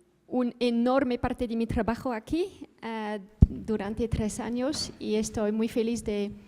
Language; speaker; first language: Spanish; non-native, fluent; Dutch